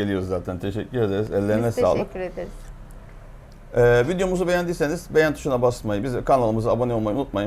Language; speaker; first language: Turkish; native; Turkish